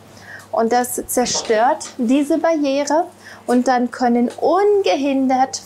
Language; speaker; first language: German; native; German